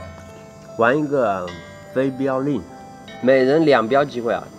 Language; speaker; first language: Chinese; native; Chinese